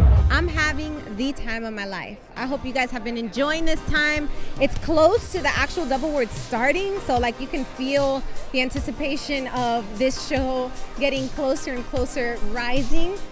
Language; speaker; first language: English; native; English